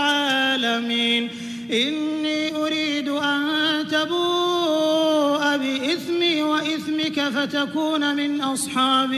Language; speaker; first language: Arabic; native; Arabic